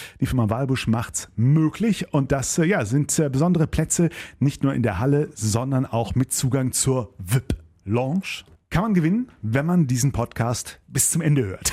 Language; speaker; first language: German; native; German